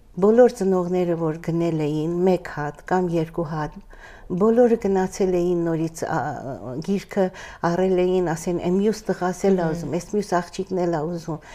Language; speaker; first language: Armenian; early bilingual, heritage; Armenian